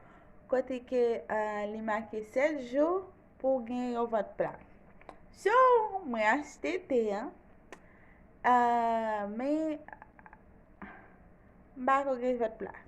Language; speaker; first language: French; non-native, local second language; Haitian Creole